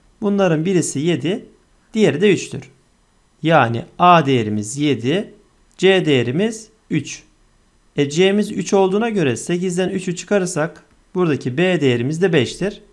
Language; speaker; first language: Turkish; native; Turkish